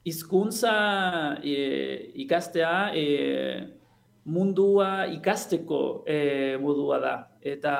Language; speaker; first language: Basque; non-native, learner; Spanish